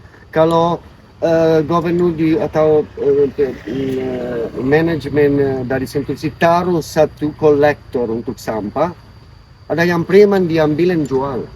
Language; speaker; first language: Indonesian; non-native, fluent; Italian